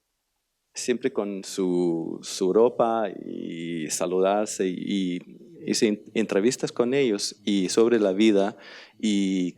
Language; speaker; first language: Spanish; non-native, learner; Danish